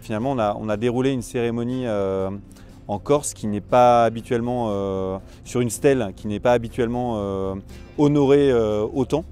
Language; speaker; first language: French; native; French